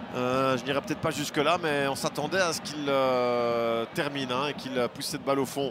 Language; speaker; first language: French; native; French